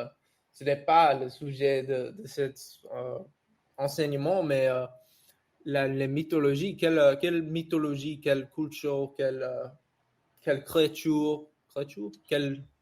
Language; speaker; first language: French; non-native, learner; English